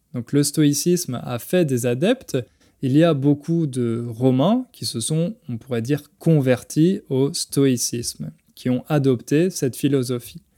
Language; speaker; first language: French; native; French